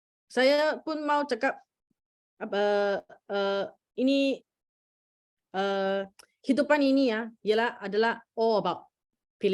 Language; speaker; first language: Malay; non-native, local second language; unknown